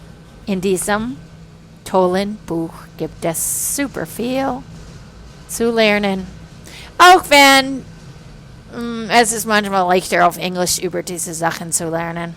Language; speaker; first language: German; non-native, fluent; English